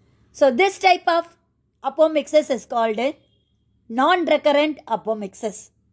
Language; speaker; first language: English; non-native, local second language; Tamil